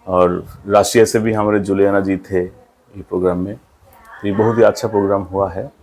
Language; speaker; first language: Hindi; non-native, local second language; Bangla